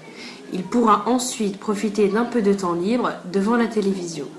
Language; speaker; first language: French; native; French